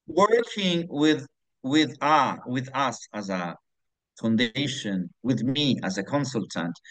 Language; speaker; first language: English; non-native, fluent; Italian